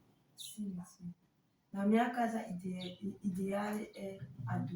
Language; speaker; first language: Italian; non-native, learner; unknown